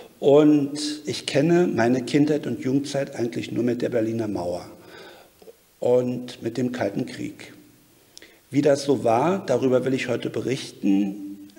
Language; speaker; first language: German; native; German